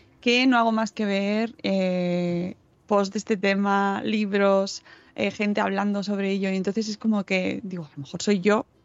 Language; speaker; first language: Spanish; native; Spanish